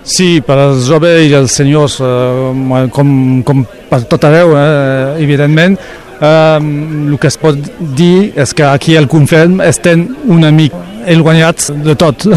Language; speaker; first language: Catalan; non-native, local second language; French